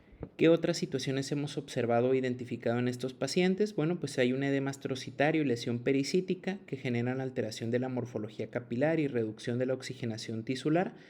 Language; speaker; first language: Spanish; native; Spanish